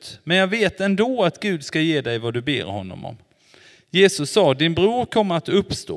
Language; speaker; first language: Swedish; non-native, fluent; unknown